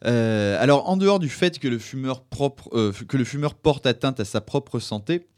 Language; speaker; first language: French; native; French